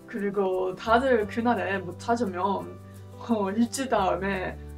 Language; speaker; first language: Korean; non-native, learner; English